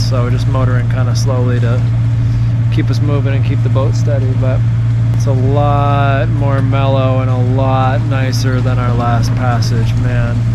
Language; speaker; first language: English; native; English